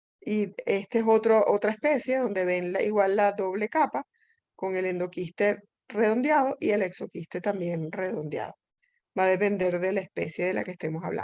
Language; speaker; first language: Spanish; native; Spanish